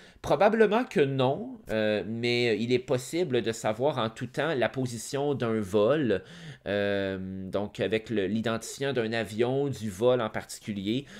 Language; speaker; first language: French; native; French